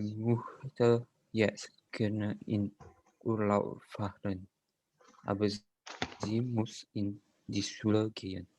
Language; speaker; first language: German; non-native, learner; Indonesian